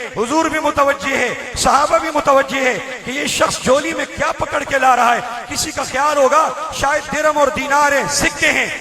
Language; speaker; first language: Urdu; non-native, local second language; Pashto